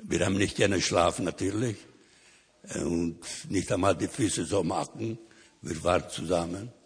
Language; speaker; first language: German; non-native, learner; Ladino